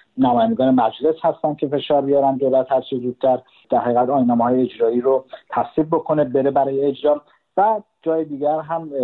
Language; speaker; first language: Persian; native; Persian